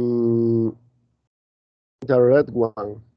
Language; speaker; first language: English; non-native, learner; Spanish